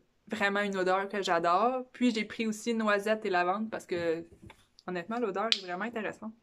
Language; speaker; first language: French; native; French